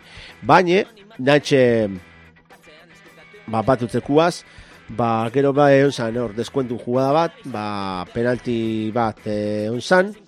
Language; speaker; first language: Basque; native; Basque